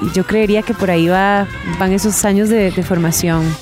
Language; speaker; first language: Spanish; native; Spanish